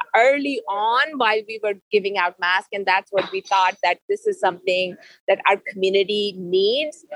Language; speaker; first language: English; non-native, local second language; Urdu